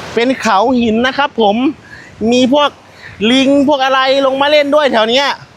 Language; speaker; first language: Thai; non-native, local second language; Northeastern Thai